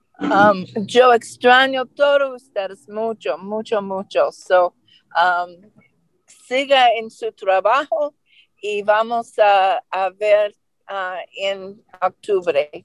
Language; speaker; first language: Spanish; non-native, learner; English